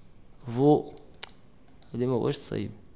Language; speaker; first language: German; non-native, learner; Arabic